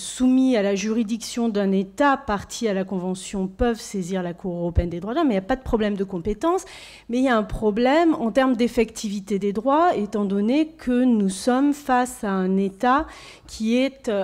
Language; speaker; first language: French; native; French